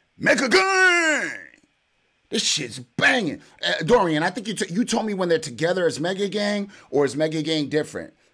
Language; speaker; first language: English; native; English